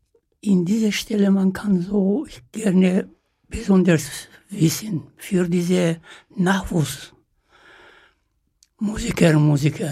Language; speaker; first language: German; non-native, learner; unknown